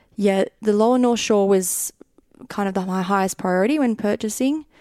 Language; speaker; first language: English; native; English